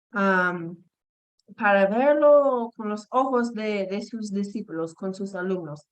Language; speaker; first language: Spanish; non-native, fluent; English